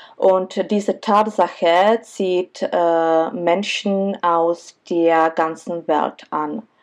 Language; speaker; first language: German; non-native, fluent; Czech